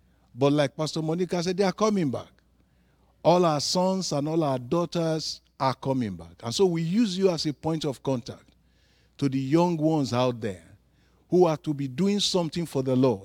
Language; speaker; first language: English; non-native, local second language; Yoruba